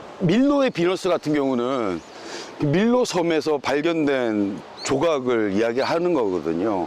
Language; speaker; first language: Korean; native; Korean